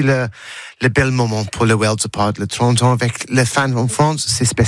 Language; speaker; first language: French; non-native, learner; English